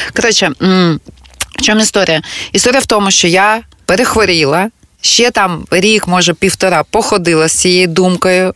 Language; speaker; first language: Ukrainian; non-native, local second language; Russian